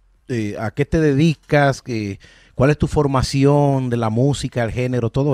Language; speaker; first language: Spanish; native; Spanish